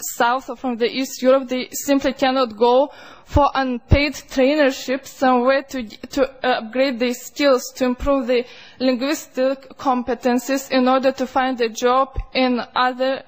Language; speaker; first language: English; non-native, fluent; Lithuanian